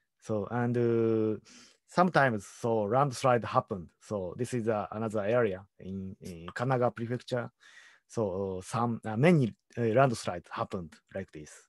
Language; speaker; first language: English; non-native, learner; Japanese